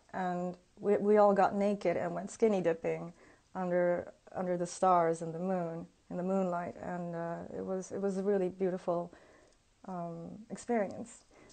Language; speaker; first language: English; early bilingual, other home language; Japanese